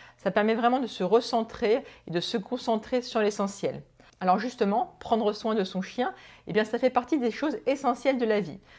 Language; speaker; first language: French; native; French